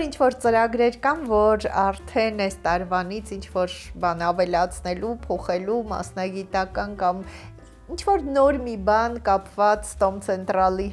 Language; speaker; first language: Armenian; native; Armenian